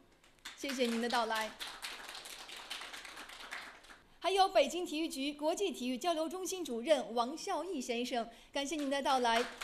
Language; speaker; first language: Chinese; native; Chinese